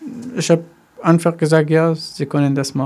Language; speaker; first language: German; non-native, learner; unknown